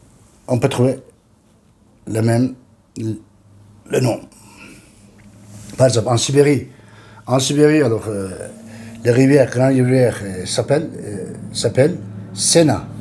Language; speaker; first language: French; non-native, learner; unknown